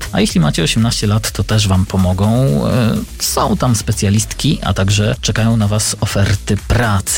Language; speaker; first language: Polish; native; Polish